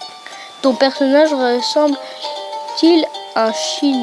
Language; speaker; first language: French; early bilingual, other home language; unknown